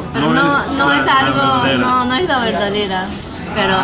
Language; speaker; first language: Spanish; non-native, fluent; Japanese